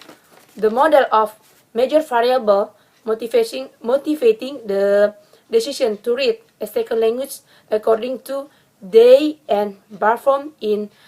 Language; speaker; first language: English; non-native, learner; Indonesian